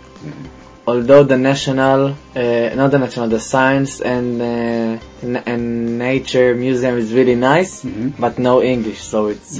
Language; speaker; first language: English; non-native, fluent; Hebrew